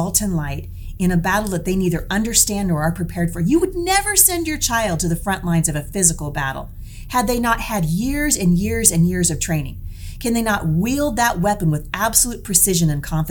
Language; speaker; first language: English; native; English